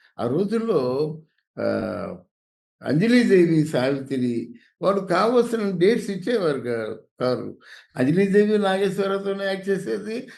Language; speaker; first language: Telugu; native; Telugu